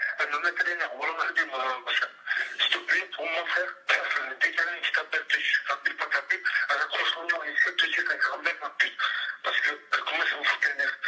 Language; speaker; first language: French; early bilingual, other home language; Kabyle